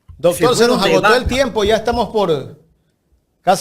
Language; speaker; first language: Spanish; native; Spanish